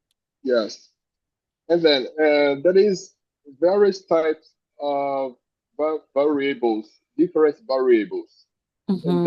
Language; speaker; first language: English; non-native, learner; Portuguese